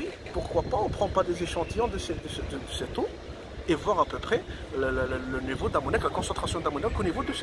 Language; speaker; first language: French; non-native, local second language; Kabyle